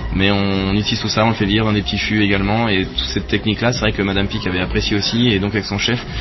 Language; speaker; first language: French; native; French